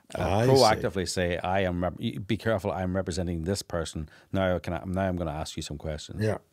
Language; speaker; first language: English; native; English